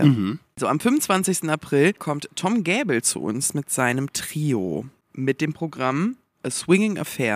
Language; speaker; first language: German; native; German